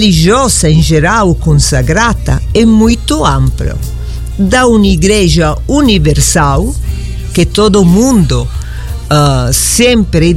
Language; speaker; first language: Portuguese; non-native, learner; Italian